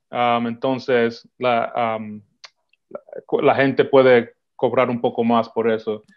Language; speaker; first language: Spanish; early bilingual, heritage; Spanish